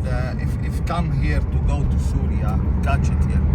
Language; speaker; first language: English; non-native, learner; Arabic